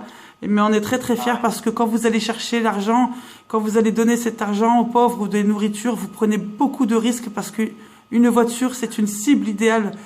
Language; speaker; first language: French; native; French